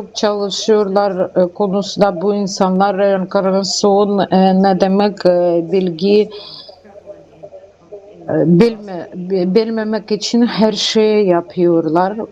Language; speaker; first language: Turkish; non-native, learner; Russian